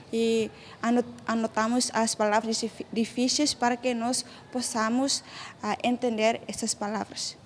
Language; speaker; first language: Portuguese; non-native, local second language; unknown